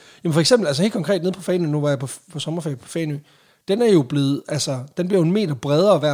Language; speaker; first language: Danish; native; Danish